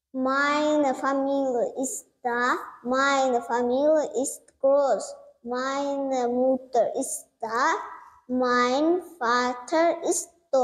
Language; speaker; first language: German; non-native, learner; Turkmen